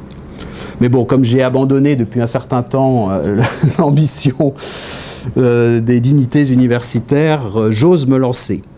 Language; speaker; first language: French; native; French